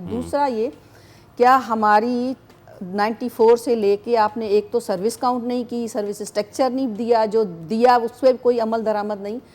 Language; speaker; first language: Urdu; non-native, local second language; Sindhi